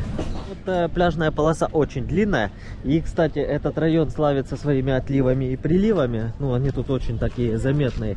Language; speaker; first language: Russian; native; Russian